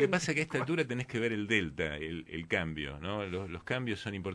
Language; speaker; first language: Spanish; native; Spanish